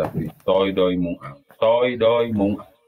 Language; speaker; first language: Vietnamese; non-native, learner; Indonesian